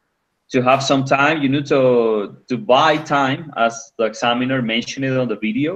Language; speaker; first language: English; non-native, fluent; Spanish